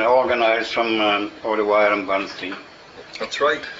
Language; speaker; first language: English; native; English